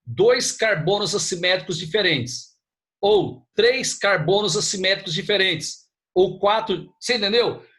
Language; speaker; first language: Portuguese; native; Portuguese